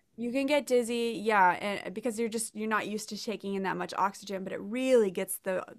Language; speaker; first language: English; native; English